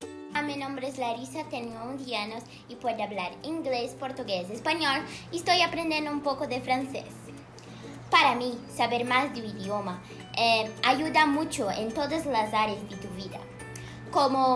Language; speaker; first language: Spanish; non-native, learner; Portuguese